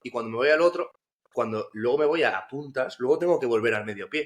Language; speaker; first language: Spanish; native; Spanish